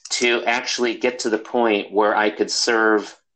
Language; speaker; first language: English; native; English